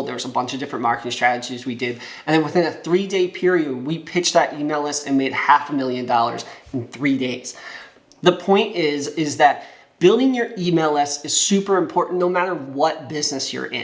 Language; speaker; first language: English; native; English